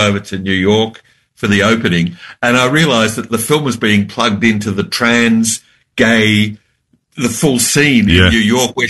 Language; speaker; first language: English; native; English